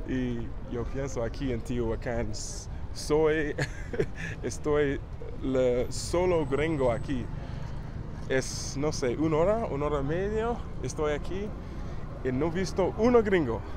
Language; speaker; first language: Spanish; non-native, learner; English